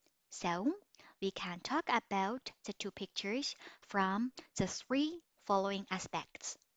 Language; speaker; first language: English; non-native, fluent; Chinese